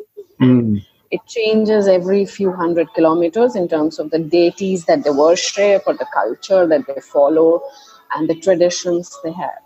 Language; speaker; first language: English; non-native, local second language; Hindi